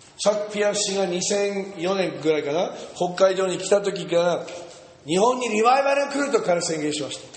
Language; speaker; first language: Japanese; non-native, fluent; English